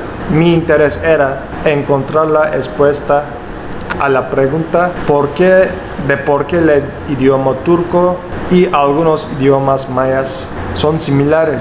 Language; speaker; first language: Spanish; non-native, learner; Turkish